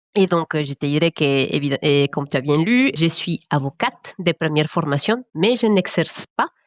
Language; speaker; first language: French; non-native, fluent; Spanish